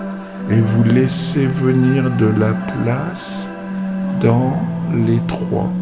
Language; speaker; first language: French; native; French